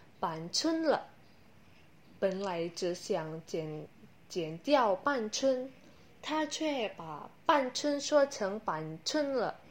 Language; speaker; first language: Chinese; non-native, learner; Indonesian